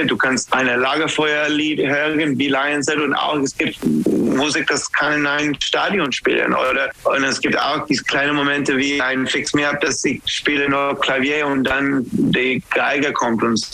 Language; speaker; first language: German; non-native, learner; English